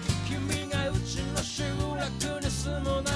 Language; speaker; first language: Japanese; native; Japanese